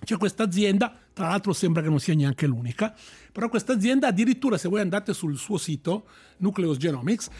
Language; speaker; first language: Italian; native; Italian